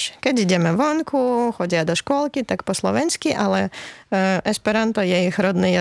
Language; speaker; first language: Slovak; non-native, fluent; Latvian